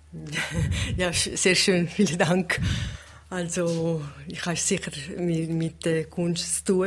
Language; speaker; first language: German; non-native, local second language; Italian